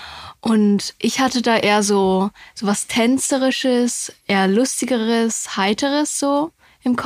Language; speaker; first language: German; native; German